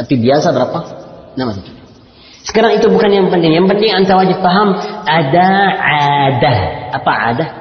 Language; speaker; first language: Indonesian; non-native, learner; Arabic